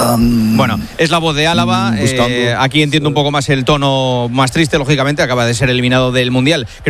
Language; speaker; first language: Spanish; native; Spanish